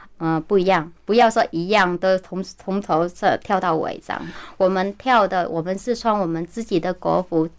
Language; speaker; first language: Chinese; non-native, fluent; Vietnamese